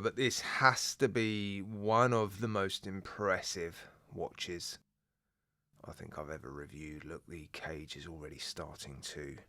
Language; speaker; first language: English; native; English